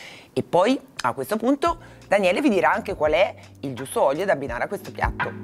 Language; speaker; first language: Italian; native; Italian